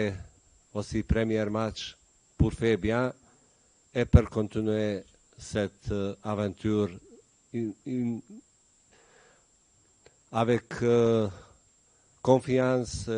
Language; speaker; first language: French; non-native, learner; Bosnian